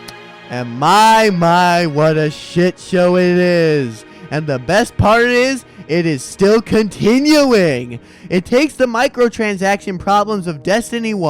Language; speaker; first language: English; native; English